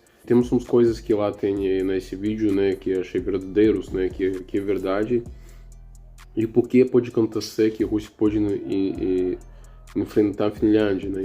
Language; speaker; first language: Portuguese; non-native, learner; Russian